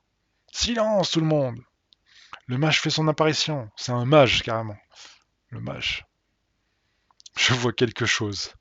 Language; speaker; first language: French; native; French